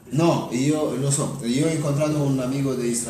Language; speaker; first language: Spanish; non-native, learner; Romanian